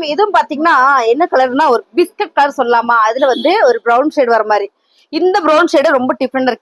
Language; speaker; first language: Tamil; native; Tamil